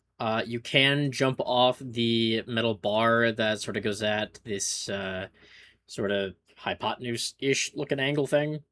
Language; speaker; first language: English; native; English